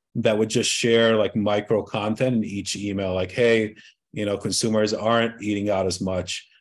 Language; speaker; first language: English; early bilingual, other home language; Arabic